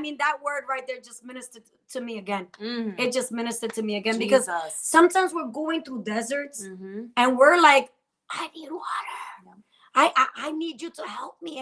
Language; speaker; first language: English; native; English